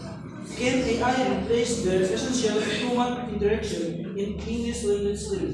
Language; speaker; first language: English; non-native, learner; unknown